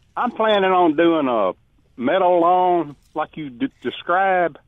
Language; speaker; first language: English; native; English